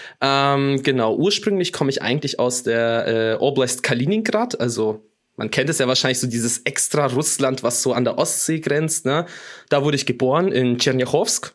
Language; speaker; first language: German; early bilingual, other home language; Russian